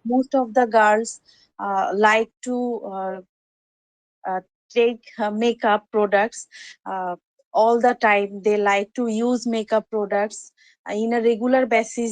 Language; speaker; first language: English; non-native, learner; Bangla